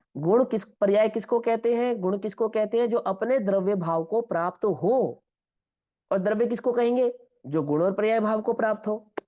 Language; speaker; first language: Hindi; non-native, local second language; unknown